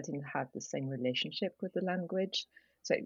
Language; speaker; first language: English; non-native, fluent; French